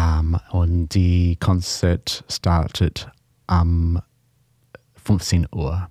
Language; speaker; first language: German; non-native, learner; English